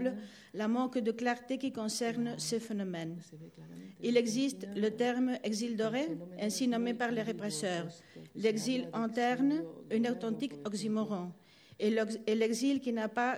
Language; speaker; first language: French; non-native, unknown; Spanish